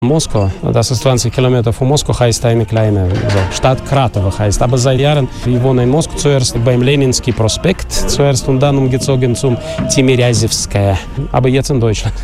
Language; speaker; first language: German; non-native, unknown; Russian